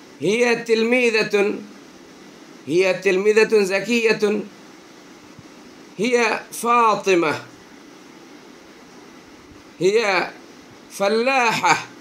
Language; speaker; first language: Arabic; non-native, fluent; Bangla